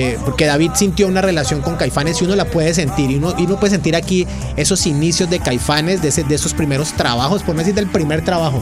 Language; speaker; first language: Spanish; native; Spanish